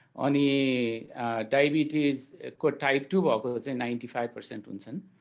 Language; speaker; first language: Nepali; native; Nepali